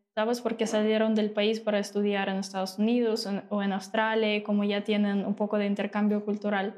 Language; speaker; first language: Spanish; non-native, fluent; Ukrainian